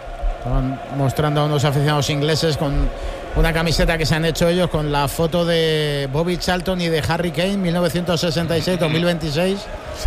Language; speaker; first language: Spanish; native; Spanish